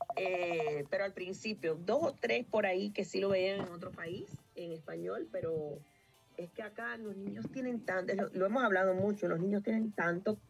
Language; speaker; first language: Spanish; early bilingual, heritage; Spanish